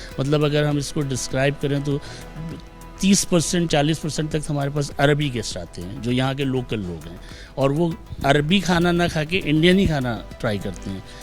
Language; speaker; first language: Hindi; native; Hindi